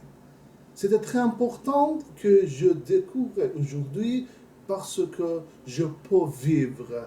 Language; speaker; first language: French; non-native, learner; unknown